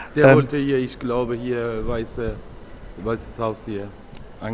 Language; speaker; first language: German; non-native, fluent; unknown